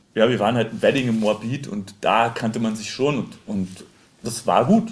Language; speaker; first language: German; native; German